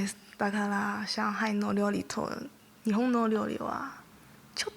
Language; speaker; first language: Japanese; non-native, learner; Chinese